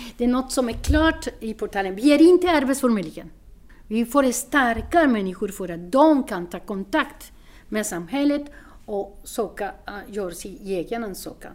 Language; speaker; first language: Swedish; non-native, fluent; Spanish